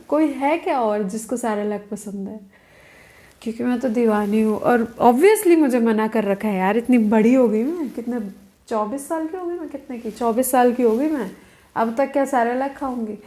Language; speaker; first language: Hindi; native; Hindi